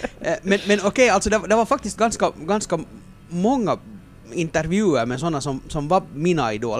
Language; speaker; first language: Swedish; native; Swedish